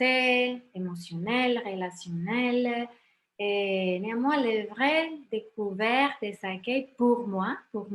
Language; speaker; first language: French; non-native, fluent; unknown